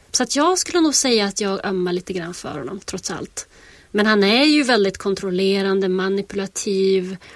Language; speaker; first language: Swedish; native; Swedish